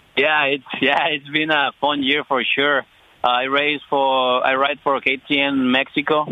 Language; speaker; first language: English; non-native, fluent; Spanish